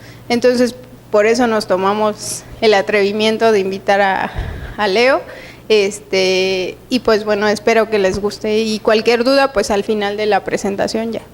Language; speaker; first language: Spanish; native; Spanish